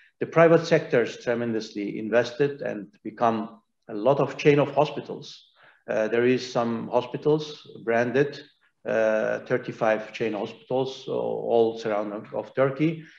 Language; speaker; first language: English; non-native, fluent; Turkish